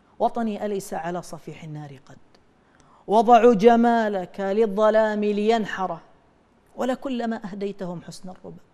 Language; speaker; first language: Arabic; native; Arabic